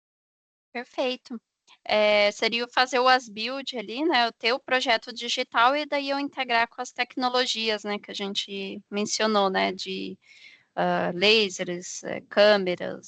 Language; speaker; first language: Portuguese; native; Portuguese